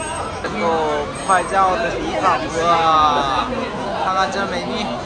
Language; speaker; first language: Chinese; non-native, fluent; Korean